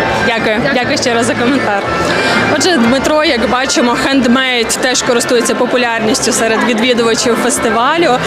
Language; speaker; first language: Ukrainian; native; Ukrainian